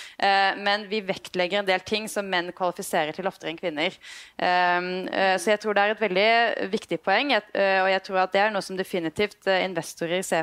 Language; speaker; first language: Norwegian; native; Norwegian